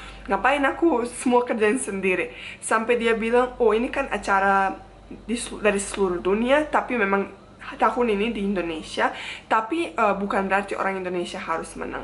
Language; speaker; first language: Indonesian; non-native, fluent; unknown